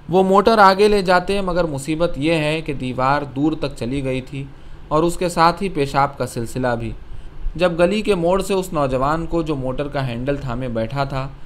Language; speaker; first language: Urdu; native; Urdu